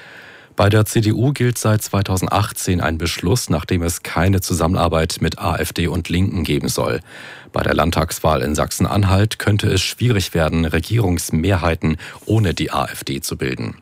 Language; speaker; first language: German; native; German